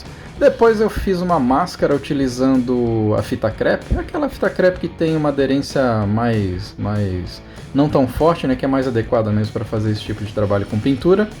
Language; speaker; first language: Portuguese; native; Portuguese